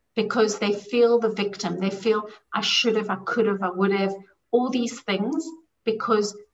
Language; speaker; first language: English; native; English